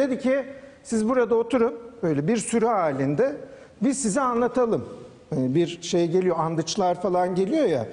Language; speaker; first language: Turkish; native; Turkish